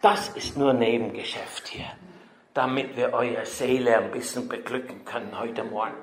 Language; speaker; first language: German; native; German